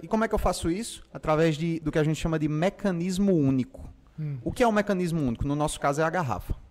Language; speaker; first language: Portuguese; native; Portuguese